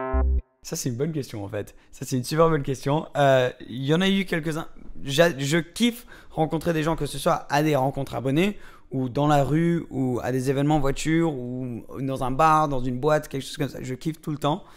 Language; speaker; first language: French; native; French